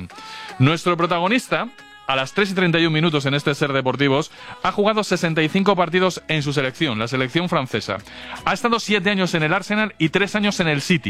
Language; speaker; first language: Spanish; native; Spanish